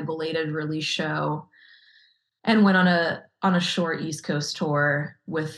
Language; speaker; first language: English; native; English